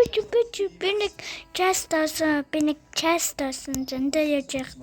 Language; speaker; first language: Mongolian; early bilingual, heritage; Mongolian